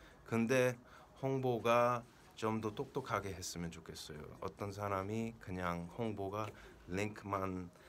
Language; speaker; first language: Korean; early bilingual, heritage; Korean